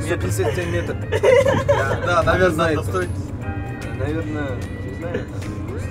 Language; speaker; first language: Russian; non-native, local second language; Kazakh